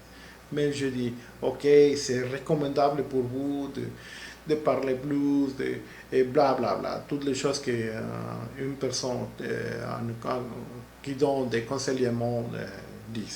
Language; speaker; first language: French; non-native, learner; Spanish